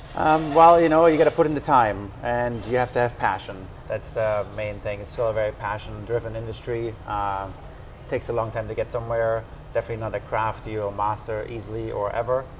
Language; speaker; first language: English; non-native, fluent; German